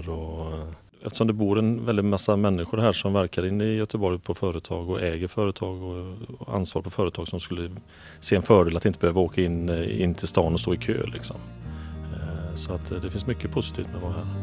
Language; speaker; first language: Swedish; native; Swedish